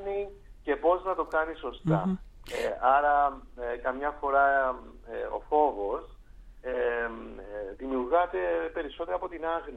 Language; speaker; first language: Greek; native; Greek